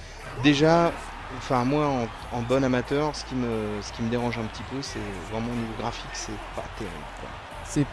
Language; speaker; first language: French; native; French